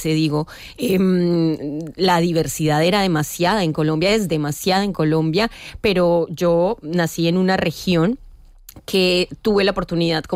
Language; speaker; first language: Spanish; native; Spanish